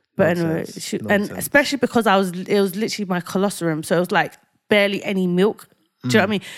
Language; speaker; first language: English; native; English